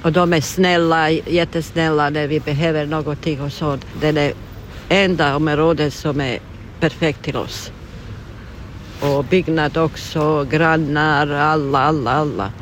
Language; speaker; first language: Swedish; non-native, learner; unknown